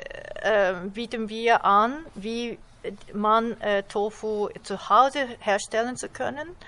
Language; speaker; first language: German; non-native, fluent; Japanese